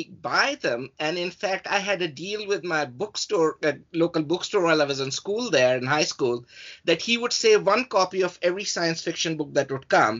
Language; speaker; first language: English; non-native, local second language; Urdu